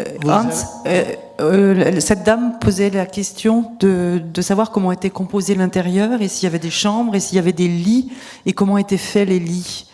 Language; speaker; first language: French; native; French